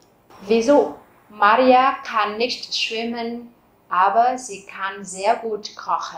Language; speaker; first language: German; non-native, fluent; Vietnamese